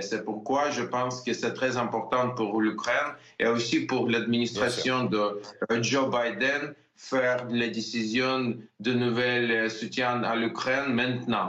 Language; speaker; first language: French; non-native, learner; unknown